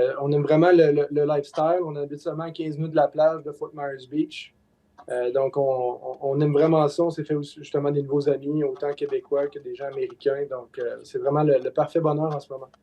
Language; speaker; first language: French; native; French